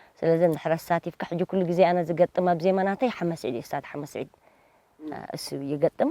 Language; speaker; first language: Tigrinya; non-native, local second language; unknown